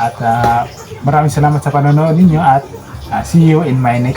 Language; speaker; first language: Filipino; native; Filipino